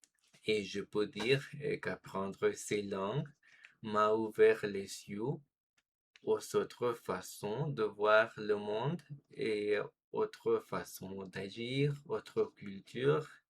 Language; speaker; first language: French; non-native, fluent; Spanish